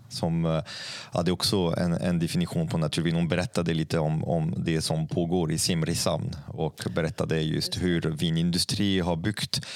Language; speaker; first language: Swedish; non-native, fluent; French